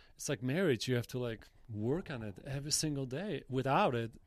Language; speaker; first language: English; non-native, fluent; Polish